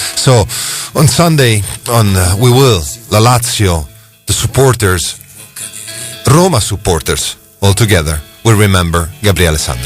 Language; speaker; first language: English; non-native, fluent; Italian